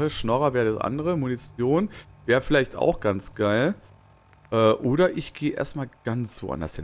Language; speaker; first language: German; native; German